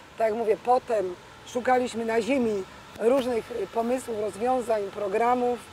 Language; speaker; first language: Polish; native; Polish